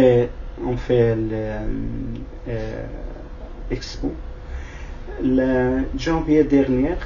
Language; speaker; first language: French; non-native, learner; Kurdish